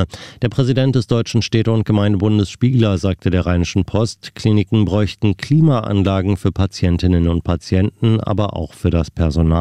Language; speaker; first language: German; native; German